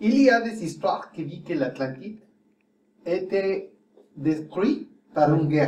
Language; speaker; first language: French; non-native, fluent; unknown